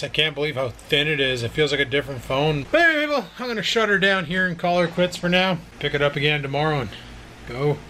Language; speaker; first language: English; native; English